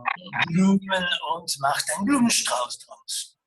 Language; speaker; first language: German; non-native, fluent; Russian